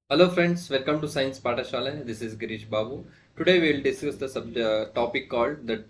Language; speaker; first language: English; non-native, local second language; Kannada